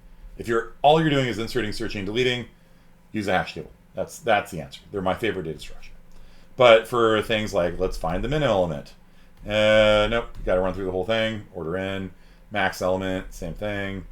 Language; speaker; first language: English; native; English